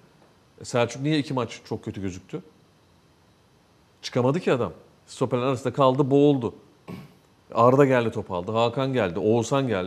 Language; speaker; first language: Turkish; native; Turkish